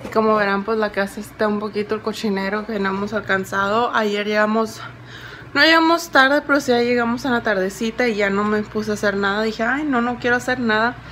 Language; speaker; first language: Spanish; early bilingual, heritage; Spanish